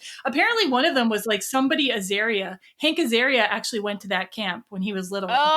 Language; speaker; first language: English; native; English